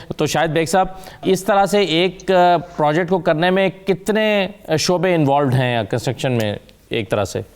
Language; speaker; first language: Urdu; native; Urdu